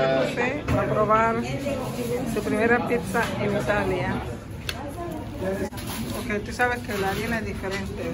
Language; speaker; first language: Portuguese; non-native, learner; Spanish